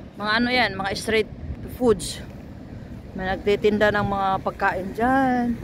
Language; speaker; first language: Filipino; non-native, local second language; Cebuano